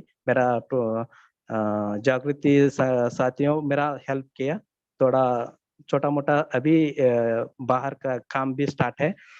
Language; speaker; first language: Hindi; non-native, learner; Kannada